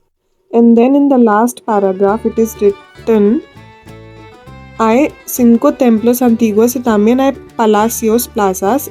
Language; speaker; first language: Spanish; non-native, fluent; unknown